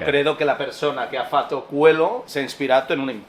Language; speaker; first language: Italian; non-native, learner; Spanish